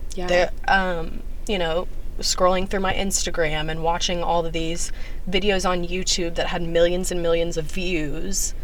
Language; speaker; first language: English; native; English